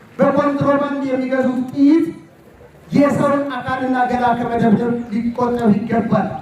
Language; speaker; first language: Amharic; non-native, local second language; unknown